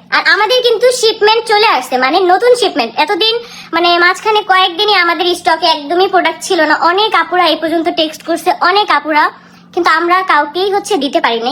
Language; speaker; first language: Bangla; native; Bangla